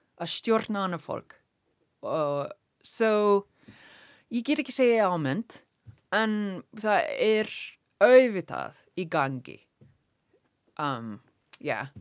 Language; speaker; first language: Icelandic; non-native, learner; English